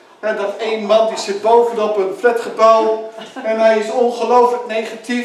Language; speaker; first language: Dutch; native; Dutch